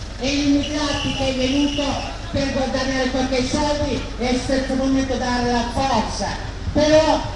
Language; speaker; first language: Italian; non-native, local second language; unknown